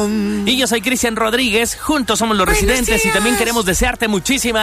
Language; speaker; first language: Spanish; native; Spanish